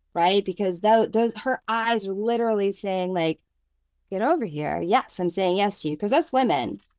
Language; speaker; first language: English; native; English